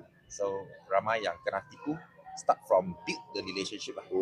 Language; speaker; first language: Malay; non-native, local second language; Chinese